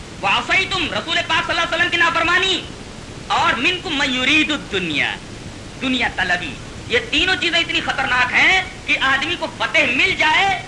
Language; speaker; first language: Urdu; native; Urdu